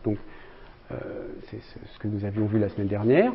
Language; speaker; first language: French; native; French